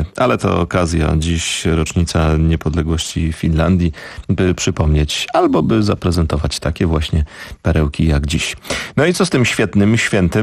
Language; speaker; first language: Polish; native; Polish